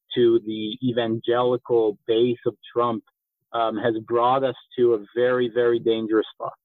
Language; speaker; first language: English; native; English